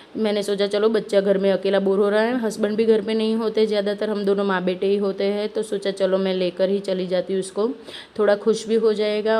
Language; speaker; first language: Hindi; non-native, local second language; Gujarati